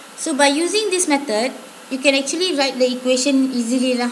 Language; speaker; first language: English; non-native, local second language; Malay